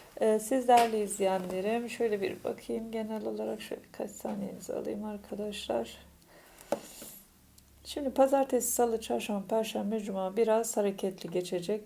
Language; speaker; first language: Turkish; native; Turkish